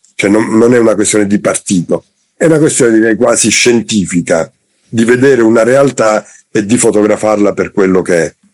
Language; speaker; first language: Italian; native; Italian